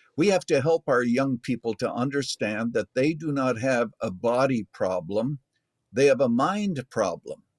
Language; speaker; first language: English; native; English